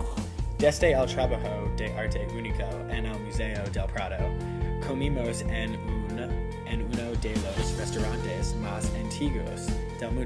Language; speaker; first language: Spanish; non-native, learner; English